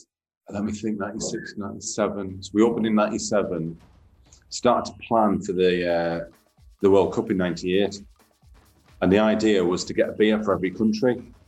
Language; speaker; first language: English; native; English